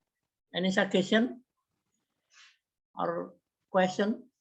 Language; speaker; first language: English; non-native, learner; Indonesian